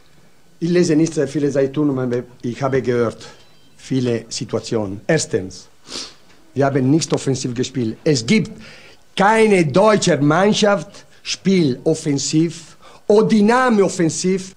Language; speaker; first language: German; non-native, learner; Italian